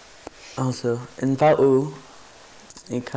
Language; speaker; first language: German; non-native, learner; English